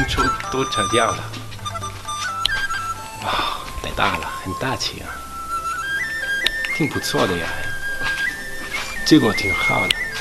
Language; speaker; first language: Chinese; non-native, learner; Italian